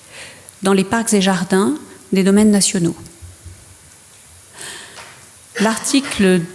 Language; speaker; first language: French; native; French